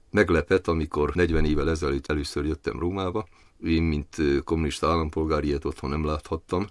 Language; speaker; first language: Hungarian; native; Hungarian